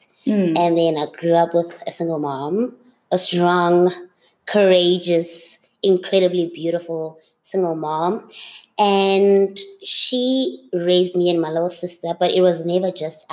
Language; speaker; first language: English; non-native, local second language; Zulu